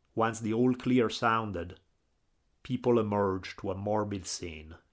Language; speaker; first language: English; non-native, fluent; Italian